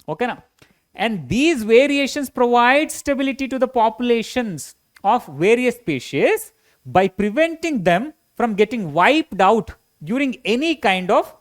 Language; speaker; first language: English; non-native, local second language; Kannada